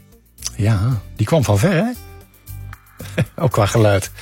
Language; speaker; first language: Dutch; native; Dutch